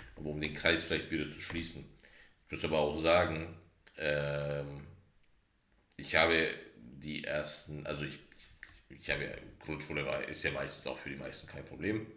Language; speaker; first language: German; early bilingual, other home language; Turkish